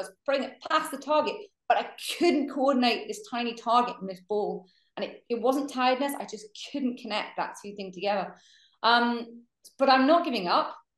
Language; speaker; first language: English; native; English